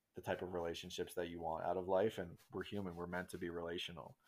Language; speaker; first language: English; native; English